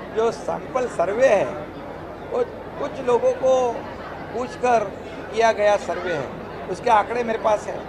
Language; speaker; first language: Hindi; non-native, local second language; Marathi